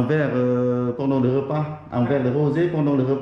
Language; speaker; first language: French; non-native, learner; Thai